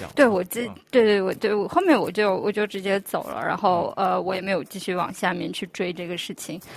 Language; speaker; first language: Chinese; non-native, local second language; Uyghur